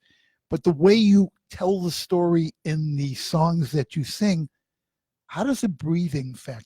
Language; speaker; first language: English; native; English